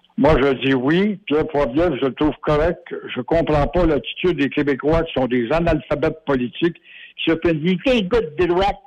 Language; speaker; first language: French; native; French